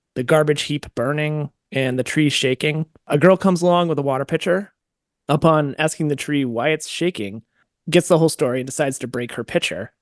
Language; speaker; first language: English; native; English